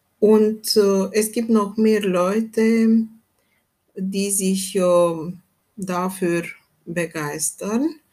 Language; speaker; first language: German; non-native, fluent; Romanian